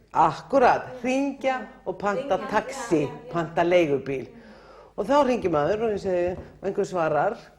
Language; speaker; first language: Icelandic; native; Icelandic